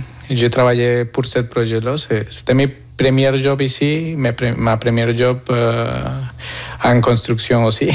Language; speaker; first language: French; non-native, fluent; Spanish